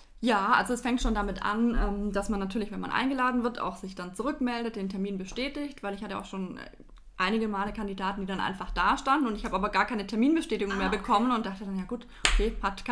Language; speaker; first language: German; native; German